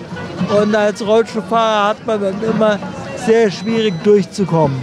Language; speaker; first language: German; native; German